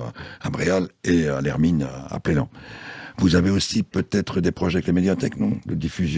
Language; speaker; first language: French; native; French